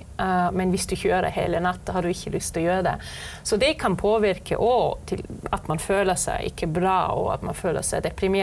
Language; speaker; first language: Norwegian; non-native, fluent; German